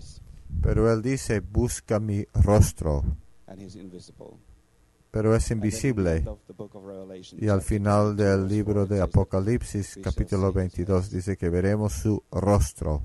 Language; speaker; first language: Spanish; non-native, fluent; Finnish